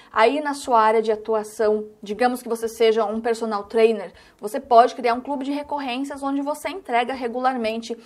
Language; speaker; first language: Portuguese; native; Portuguese